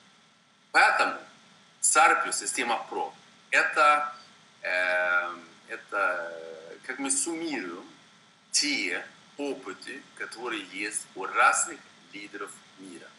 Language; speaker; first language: Russian; non-native, fluent; Swedish